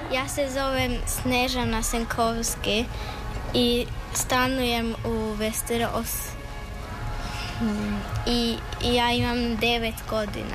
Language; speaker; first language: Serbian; early bilingual, heritage; Serbian